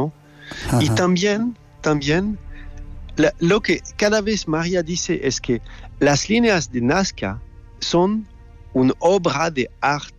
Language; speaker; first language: Spanish; non-native, learner; French